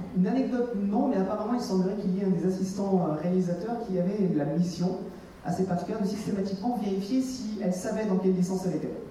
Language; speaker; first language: French; native; French